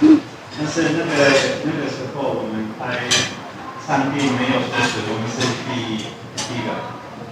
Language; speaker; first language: Chinese; non-native, learner; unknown